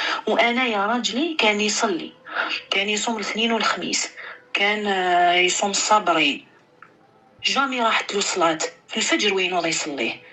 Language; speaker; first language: Arabic; native; Arabic